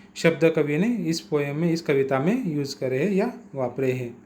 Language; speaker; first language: Hindi; non-native, local second language; Marathi